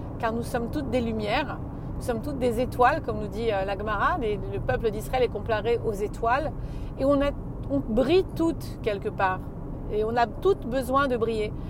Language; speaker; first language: French; native; French